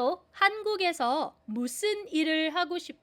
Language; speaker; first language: Korean; non-native, fluent; Filipino